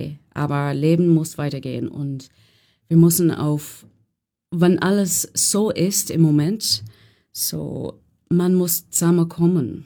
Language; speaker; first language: German; non-native, fluent; English